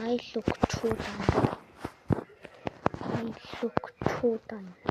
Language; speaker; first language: English; non-native, learner; Mongolian